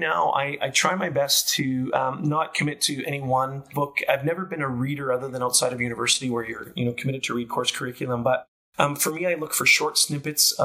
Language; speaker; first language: English; native; English